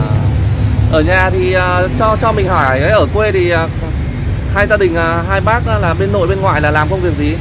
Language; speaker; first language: Vietnamese; native; Vietnamese